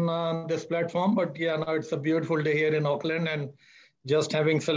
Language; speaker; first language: English; non-native, local second language; Hindi